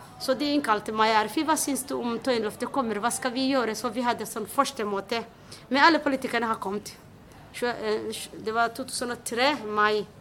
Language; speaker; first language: Norwegian; non-native, fluent; Somali